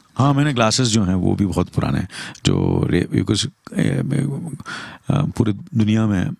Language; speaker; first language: Hindi; native; Hindi